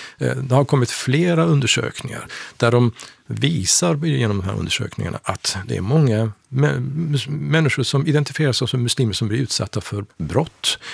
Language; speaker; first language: Swedish; non-native, fluent; Persian